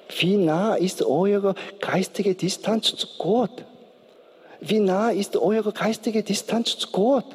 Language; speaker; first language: German; non-native, learner; Korean